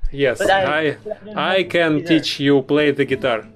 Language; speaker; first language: English; non-native, learner; Russian